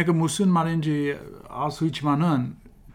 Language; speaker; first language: Korean; non-native, fluent; English